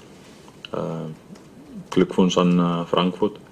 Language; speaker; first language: German; non-native, fluent; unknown